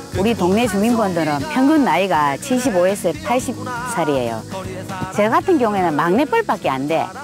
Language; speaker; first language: Korean; native; Korean